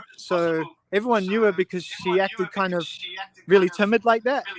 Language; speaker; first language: English; native; English